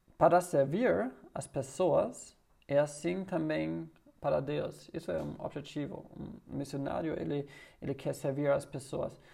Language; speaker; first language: Portuguese; non-native, learner; German